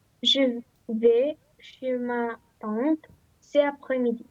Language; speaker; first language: French; non-native, learner; Romanian